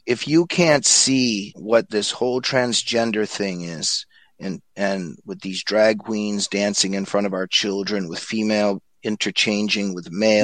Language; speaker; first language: English; native; English